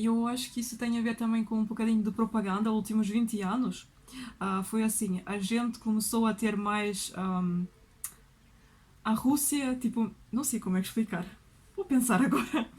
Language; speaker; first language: Portuguese; non-native, fluent; Russian